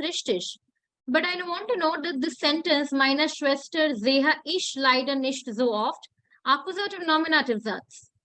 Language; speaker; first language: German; non-native, fluent; Hindi